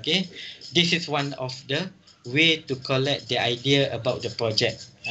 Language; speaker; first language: English; non-native, local second language; Malay